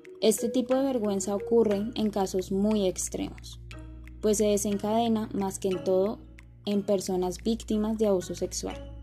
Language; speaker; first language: Spanish; native; Spanish